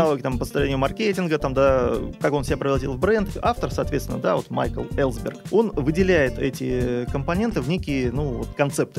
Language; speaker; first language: Russian; native; Russian